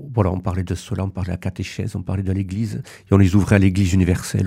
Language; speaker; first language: French; native; French